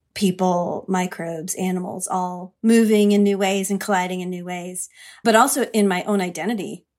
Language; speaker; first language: English; early bilingual, other home language; Hindi